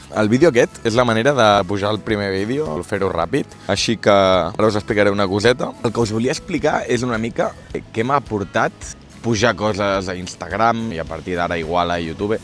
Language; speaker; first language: Catalan; native; Catalan